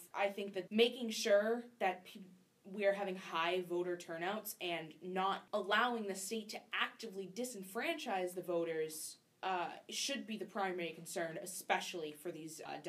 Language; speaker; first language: English; native; English